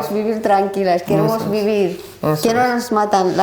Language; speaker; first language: Spanish; non-native, learner; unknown